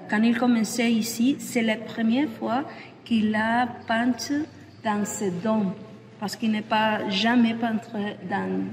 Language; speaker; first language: French; non-native, learner; Spanish